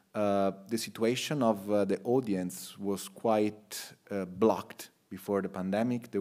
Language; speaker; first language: English; non-native, fluent; Italian